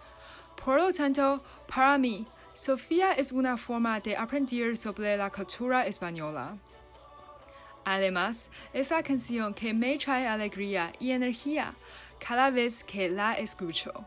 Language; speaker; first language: Spanish; non-native, learner; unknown